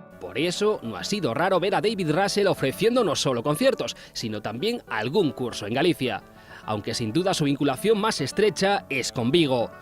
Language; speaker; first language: Spanish; native; Spanish